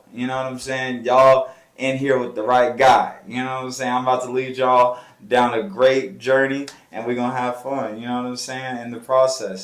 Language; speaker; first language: English; native; English